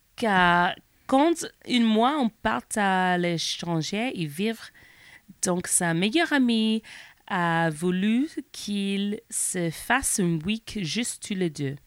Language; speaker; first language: French; non-native, learner; English